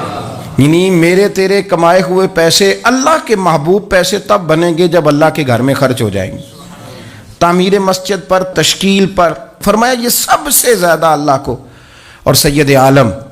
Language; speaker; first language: Urdu; native; Urdu